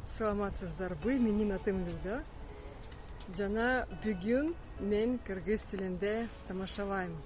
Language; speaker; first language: Kyrgyz; non-native, learner; Russian